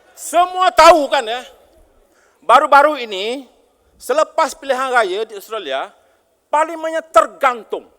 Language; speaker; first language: Malay; native; Malay